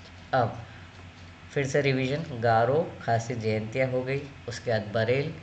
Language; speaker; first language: Hindi; native; Hindi